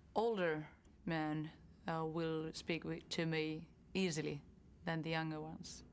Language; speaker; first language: English; non-native, fluent; Finnish